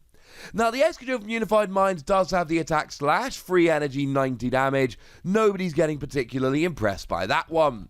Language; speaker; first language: English; native; English